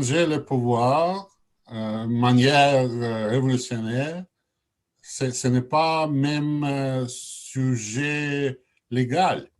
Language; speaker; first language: French; non-native, learner; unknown